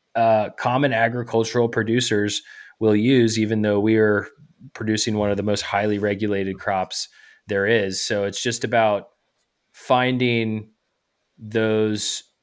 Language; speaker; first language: English; native; English